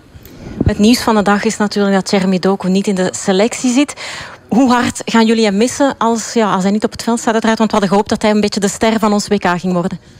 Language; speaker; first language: Dutch; native; Dutch